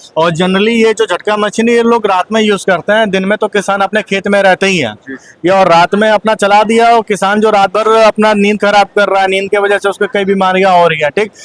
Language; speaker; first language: Hindi; native; Hindi